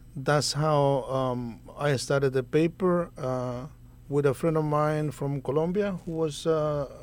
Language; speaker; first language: English; non-native, fluent; Spanish